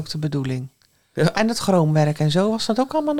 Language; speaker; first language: Dutch; native; Dutch